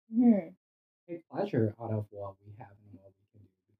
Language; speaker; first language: English; non-native, fluent; Portuguese